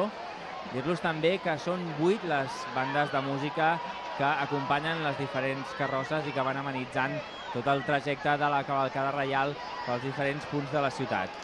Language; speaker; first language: Catalan; native; Catalan